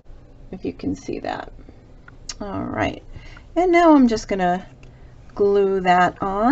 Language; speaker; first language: English; native; English